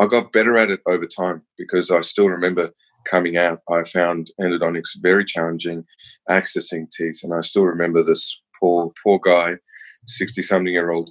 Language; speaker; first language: English; native; English